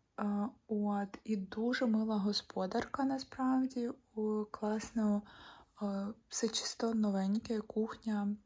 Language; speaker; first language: Ukrainian; native; Ukrainian